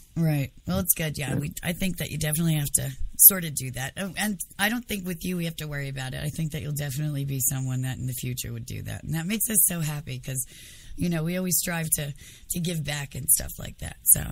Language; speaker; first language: English; native; English